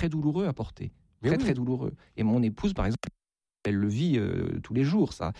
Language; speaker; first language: French; native; French